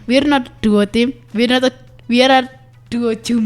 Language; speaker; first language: English; non-native, learner; Indonesian